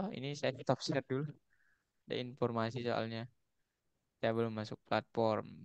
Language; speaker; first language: Indonesian; native; Indonesian